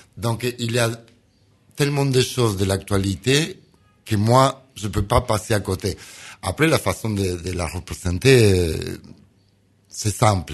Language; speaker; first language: French; non-native, fluent; Spanish